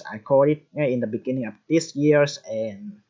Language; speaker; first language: English; non-native, fluent; Vietnamese